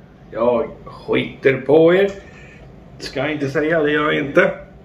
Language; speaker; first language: Swedish; native; Swedish